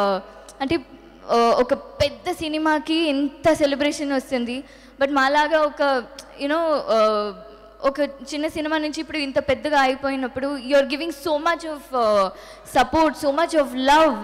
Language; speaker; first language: Telugu; non-native, local second language; Tamil